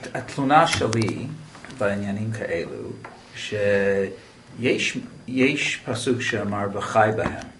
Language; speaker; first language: Hebrew; non-native, fluent; English